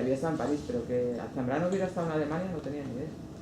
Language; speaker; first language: Spanish; native; Spanish